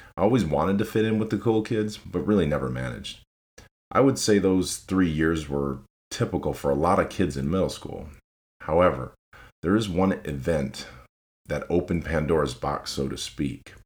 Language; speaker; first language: English; native; English